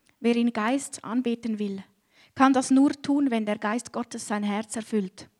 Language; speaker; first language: German; native; German